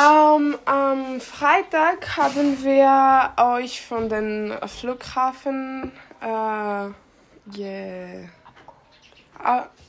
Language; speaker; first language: German; non-native, learner; Greek